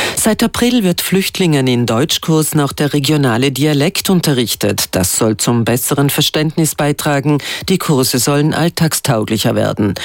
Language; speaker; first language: German; native; German